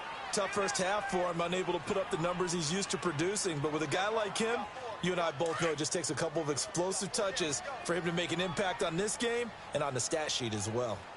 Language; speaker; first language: English; native; English